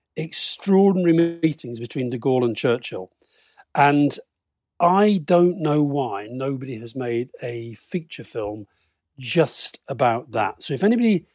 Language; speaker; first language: English; native; English